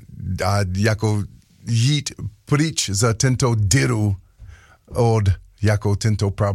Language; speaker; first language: Czech; non-native, learner; English